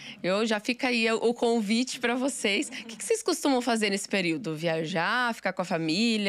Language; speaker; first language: Portuguese; native; Portuguese